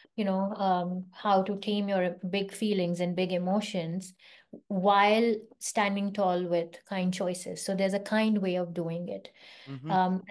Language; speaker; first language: English; non-native, local second language; Hindi